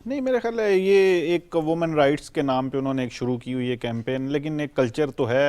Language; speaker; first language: Urdu; native; Urdu